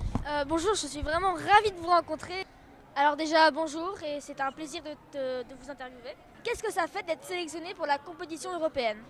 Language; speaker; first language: French; native; French